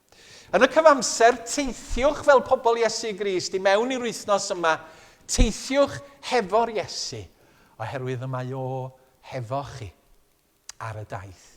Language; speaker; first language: Welsh; native; Welsh